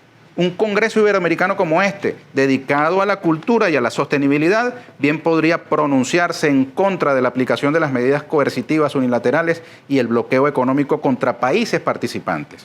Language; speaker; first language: Spanish; native; Spanish